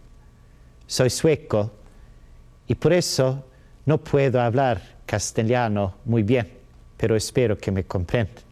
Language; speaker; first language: Spanish; non-native, learner; Swedish